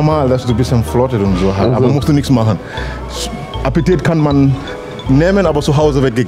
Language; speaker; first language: German; non-native, fluent; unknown